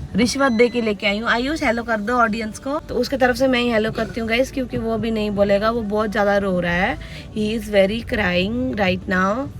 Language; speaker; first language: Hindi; early bilingual, other home language; Nepali